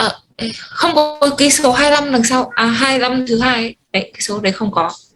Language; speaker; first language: Vietnamese; native; Vietnamese